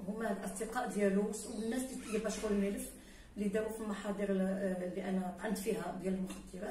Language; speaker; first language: Arabic; native; Arabic